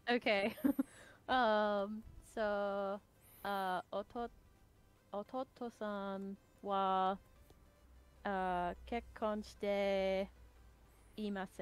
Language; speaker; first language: Japanese; non-native, learner; English